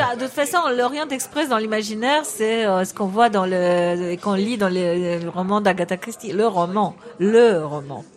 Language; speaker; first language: French; non-native, fluent; Romanian